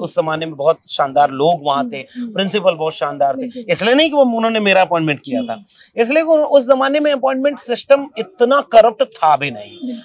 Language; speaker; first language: Hindi; native; Hindi